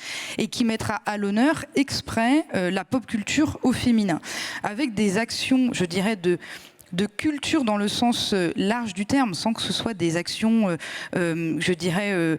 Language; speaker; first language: French; native; French